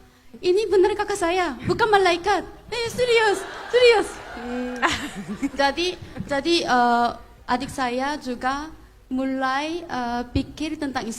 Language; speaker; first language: Indonesian; non-native, fluent; Korean